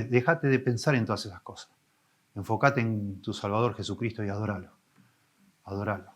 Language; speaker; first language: Spanish; native; Spanish